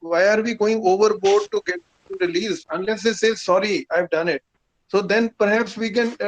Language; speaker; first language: English; non-native, local second language; Punjabi